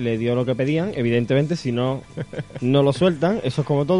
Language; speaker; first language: Spanish; native; Spanish